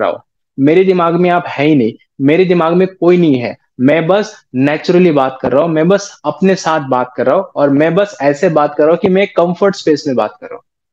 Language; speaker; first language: Hindi; native; Hindi